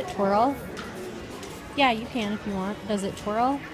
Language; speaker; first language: English; native; English